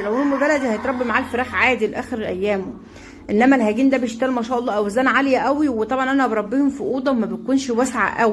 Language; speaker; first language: Arabic; native; Arabic